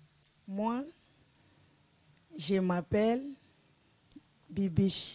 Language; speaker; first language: French; non-native, learner; Lingala